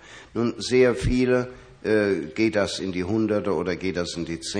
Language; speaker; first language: German; native; German